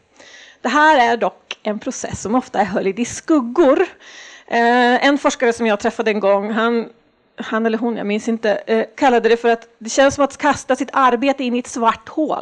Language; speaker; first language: Swedish; native; Swedish